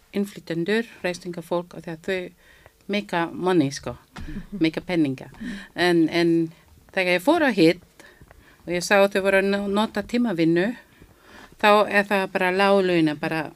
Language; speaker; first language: Icelandic; non-native, fluent; Filipino